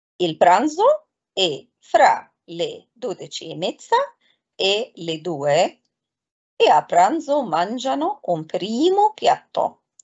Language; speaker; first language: Italian; non-native, fluent; Arabic